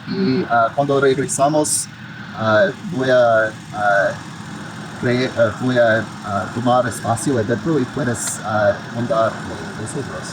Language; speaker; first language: Spanish; non-native, learner; English